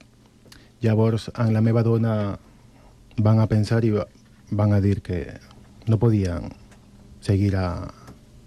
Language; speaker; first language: Catalan; non-native, fluent; Spanish